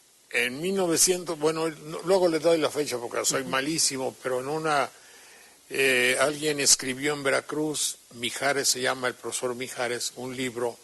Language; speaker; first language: Spanish; native; Spanish